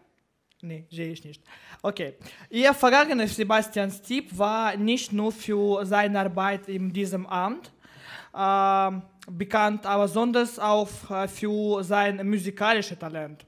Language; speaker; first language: German; non-native, learner; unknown